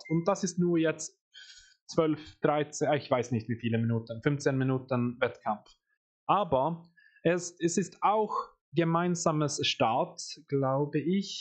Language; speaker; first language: German; non-native, fluent; Swedish